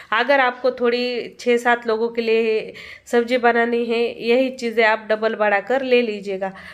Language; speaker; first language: Hindi; non-native, local second language; Marathi